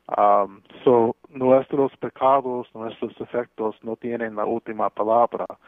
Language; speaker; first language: Spanish; non-native, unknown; English